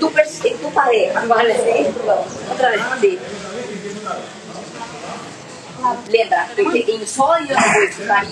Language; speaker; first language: Spanish; non-native, learner; Portuguese